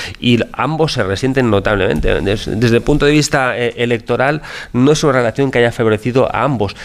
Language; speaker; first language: Spanish; non-native, local second language; Catalan